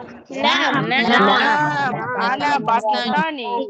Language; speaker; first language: Arabic; non-native, learner; Tamil